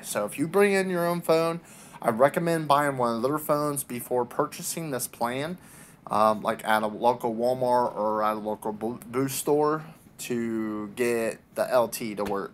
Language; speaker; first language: English; native; English